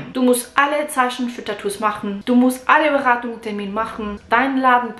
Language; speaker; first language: German; non-native, learner; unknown